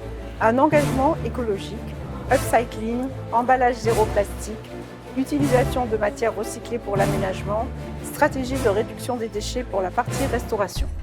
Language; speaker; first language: French; native; French